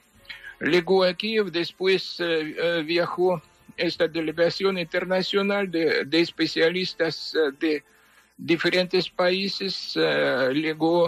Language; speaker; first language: Spanish; non-native, fluent; Ukrainian